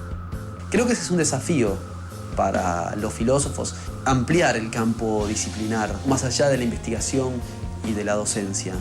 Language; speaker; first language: Spanish; native; Spanish